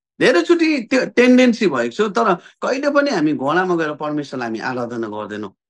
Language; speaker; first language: Nepali; native; Nepali